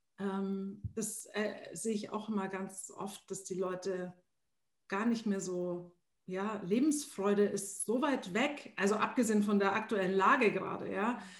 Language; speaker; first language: German; early bilingual, other home language; Arabic